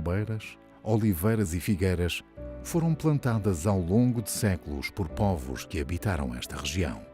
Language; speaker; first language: Portuguese; native; Portuguese